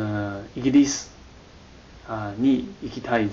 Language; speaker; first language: Japanese; non-native, learner; Chinese